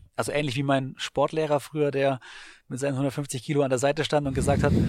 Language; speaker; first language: German; native; German